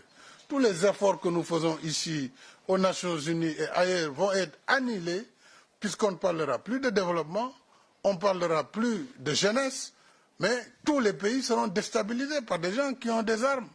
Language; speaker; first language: French; non-native, local second language; Wolof